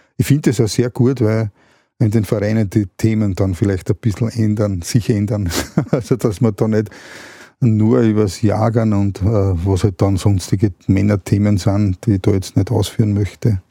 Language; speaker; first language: German; native; German